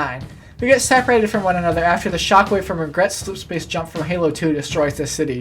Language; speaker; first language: English; native; English